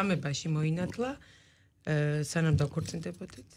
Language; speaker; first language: Georgian; native; Georgian